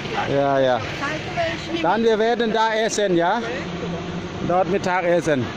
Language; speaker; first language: German; non-native, learner; Thai